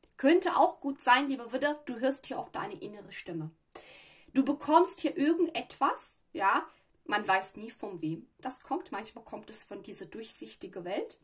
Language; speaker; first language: German; non-native, fluent; Italian